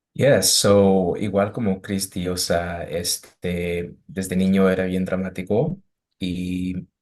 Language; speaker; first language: Spanish; early bilingual, heritage; Spanish